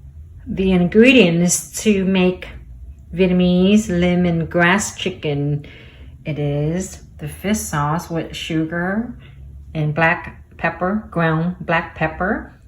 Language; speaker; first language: English; early bilingual, other home language; Vietnamese